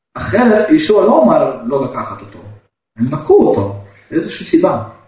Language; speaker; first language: Hebrew; non-native, fluent; Russian